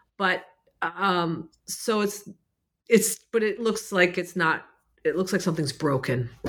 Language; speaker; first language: English; early bilingual, other home language; Arabic